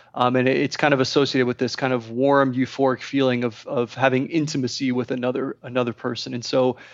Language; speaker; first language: English; native; English